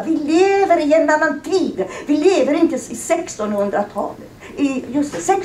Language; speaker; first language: Swedish; non-native, fluent; Persian